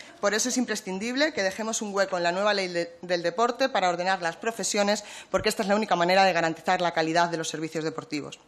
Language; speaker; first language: Spanish; native; Spanish